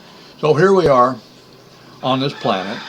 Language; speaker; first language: English; native; English